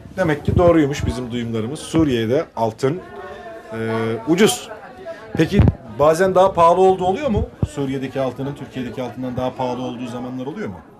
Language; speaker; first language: Turkish; native; Turkish